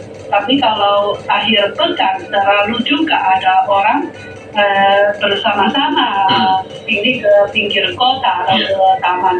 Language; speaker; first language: Indonesian; non-native, fluent; Chinese